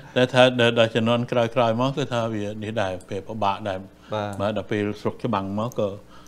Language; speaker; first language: Khmer; native; Khmer